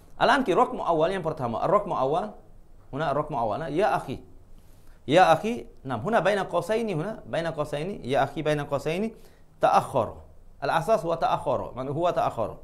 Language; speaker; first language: Arabic; non-native, fluent; Malay